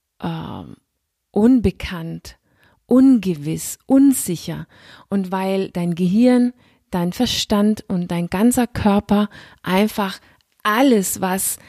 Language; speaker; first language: German; non-native, fluent; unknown